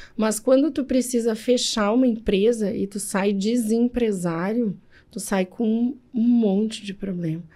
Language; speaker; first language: Portuguese; native; Portuguese